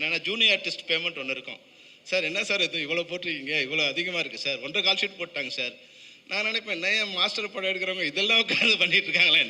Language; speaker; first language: Tamil; native; Tamil